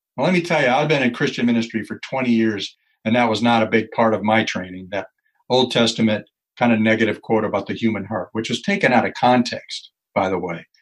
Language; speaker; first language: English; native; English